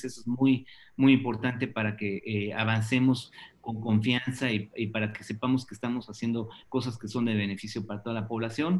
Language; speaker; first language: Spanish; native; Spanish